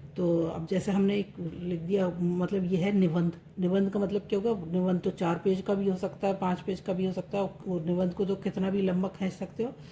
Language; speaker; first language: Hindi; native; Hindi